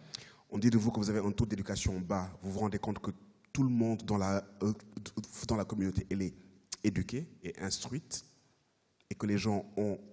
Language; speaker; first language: French; native; French